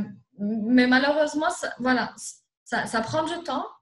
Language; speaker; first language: French; non-native, local second language; Arabic